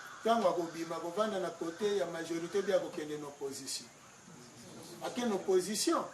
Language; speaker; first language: Lingala; non-native, local second language; Kongo